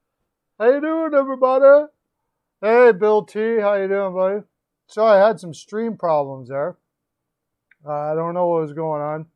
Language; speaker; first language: English; native; English